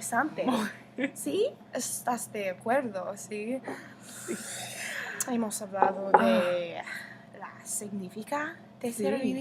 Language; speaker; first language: Spanish; non-native, learner; English